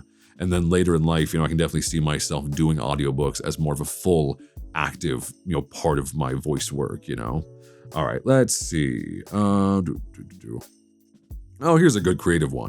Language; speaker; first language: English; native; English